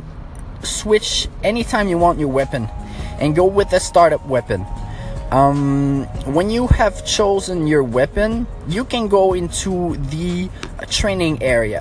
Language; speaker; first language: English; non-native, fluent; French